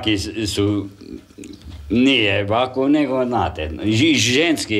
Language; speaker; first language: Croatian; non-native, local second language; Hungarian